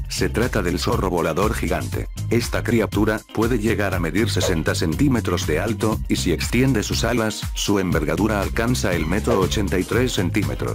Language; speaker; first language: Spanish; native; Spanish